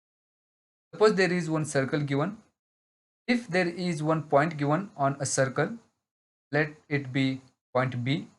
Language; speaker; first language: English; non-native, local second language; Marathi